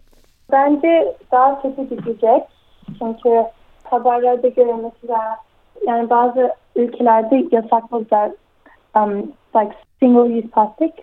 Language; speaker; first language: Turkish; early bilingual, heritage; Turkish